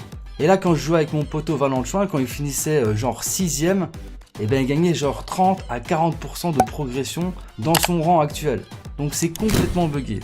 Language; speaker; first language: French; native; French